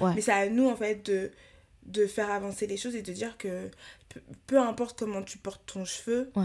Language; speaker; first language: French; native; French